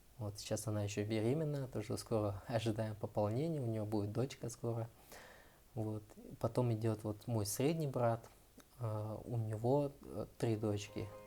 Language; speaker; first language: Russian; early bilingual, other home language; Tajik